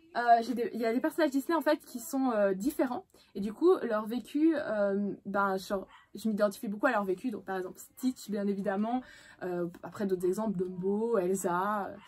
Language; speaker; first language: French; native; French